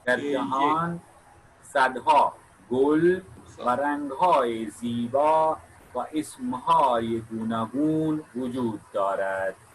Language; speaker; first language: Persian; non-native, fluent; Urdu